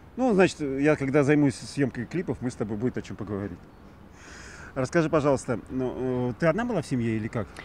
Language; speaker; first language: Russian; native; Russian